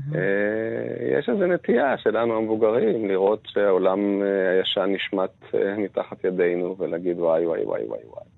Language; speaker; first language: Hebrew; native; Hebrew